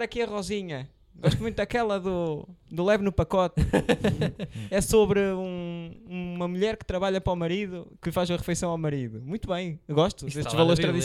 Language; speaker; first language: Portuguese; native; Portuguese